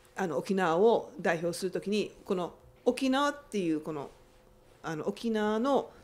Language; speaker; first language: Japanese; native; Japanese